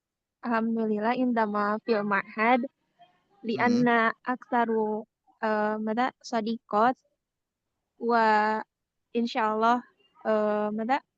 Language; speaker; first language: Arabic; non-native, learner; Indonesian